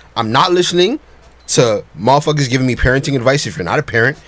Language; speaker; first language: English; early bilingual, other home language; Yoruba